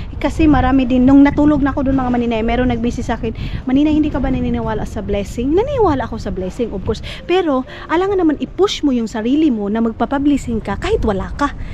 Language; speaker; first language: Filipino; non-native, local second language; Cebuano